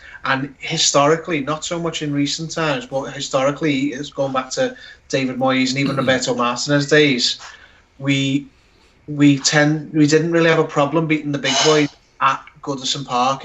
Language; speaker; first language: English; native; English